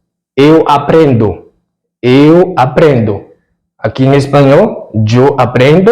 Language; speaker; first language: Portuguese; non-native, fluent; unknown